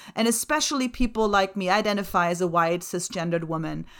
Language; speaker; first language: English; non-native, fluent; German